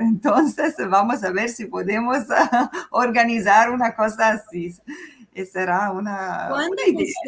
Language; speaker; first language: Spanish; non-native, fluent; Italian